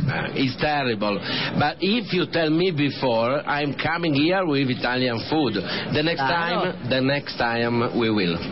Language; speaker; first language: English; non-native, learner; Italian